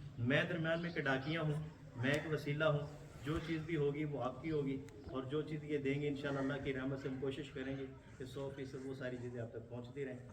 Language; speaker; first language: Urdu; non-native, local second language; Punjabi